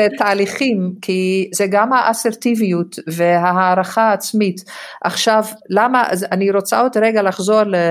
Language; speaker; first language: Hebrew; non-native, fluent; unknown